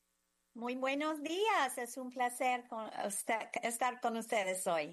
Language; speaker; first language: Spanish; non-native, fluent; English